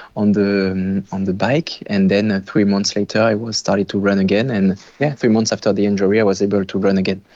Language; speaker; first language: English; non-native, fluent; French